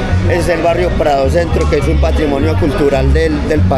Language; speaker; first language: Spanish; native; Spanish